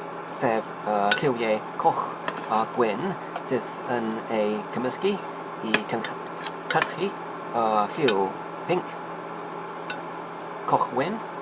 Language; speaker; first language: Welsh; non-native, learner; Polish